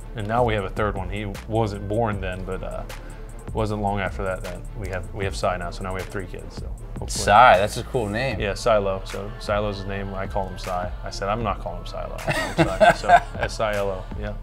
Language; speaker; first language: English; native; English